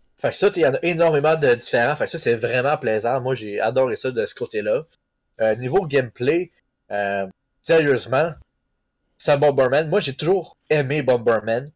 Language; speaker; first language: French; native; French